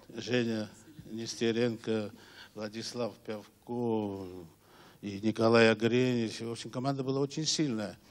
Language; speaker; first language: Russian; non-native, local second language; Georgian